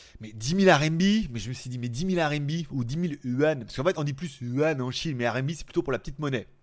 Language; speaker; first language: French; native; French